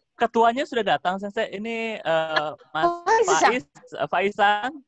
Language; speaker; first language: Indonesian; native; Indonesian